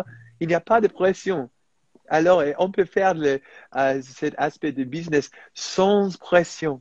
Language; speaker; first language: French; non-native, fluent; English